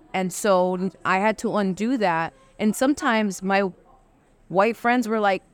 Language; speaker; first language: English; early bilingual, other home language; Spanish